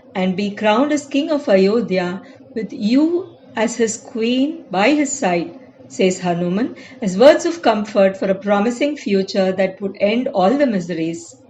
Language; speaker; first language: English; non-native, local second language; Tamil